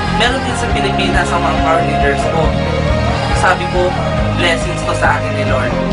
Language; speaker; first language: Filipino; non-native, local second language; Iloko